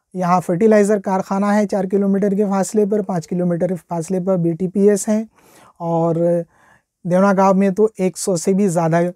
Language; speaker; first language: Hindi; native; Hindi